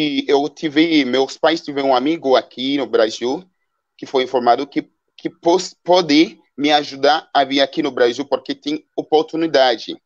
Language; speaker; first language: Portuguese; non-native, fluent; Haitian Creole